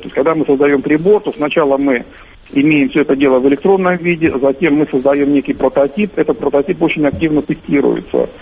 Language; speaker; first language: Russian; native; Russian